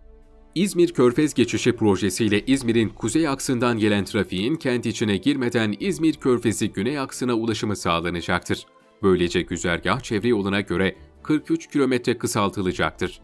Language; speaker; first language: Turkish; native; Turkish